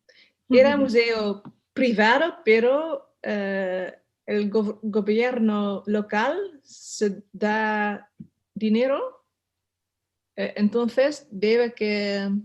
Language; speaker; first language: Spanish; non-native, learner; Dutch